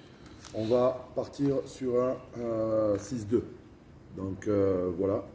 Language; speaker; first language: French; native; French